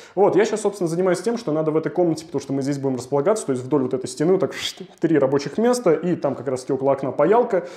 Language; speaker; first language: Russian; native; Russian